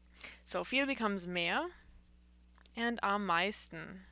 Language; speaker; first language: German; non-native, fluent; English